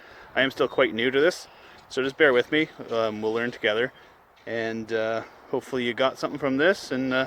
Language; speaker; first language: English; native; English